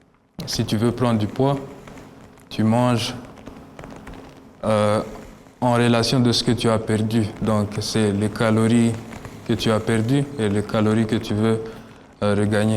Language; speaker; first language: French; non-native, local second language; Kinyarwanda